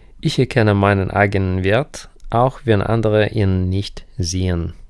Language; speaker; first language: German; non-native, fluent; Ukrainian